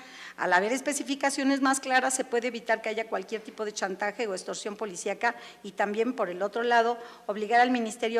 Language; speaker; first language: Spanish; native; Spanish